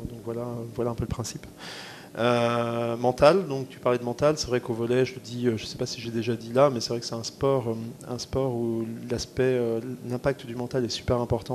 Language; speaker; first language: French; native; French